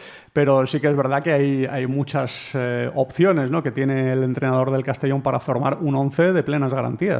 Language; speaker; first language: Spanish; native; Spanish